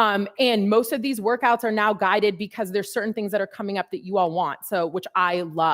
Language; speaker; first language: English; native; English